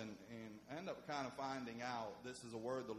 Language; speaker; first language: English; native; English